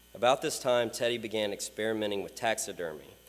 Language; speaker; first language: English; native; English